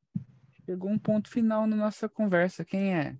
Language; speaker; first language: Portuguese; native; Portuguese